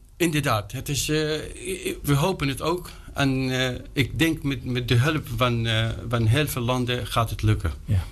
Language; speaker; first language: Dutch; non-native, fluent; Arabic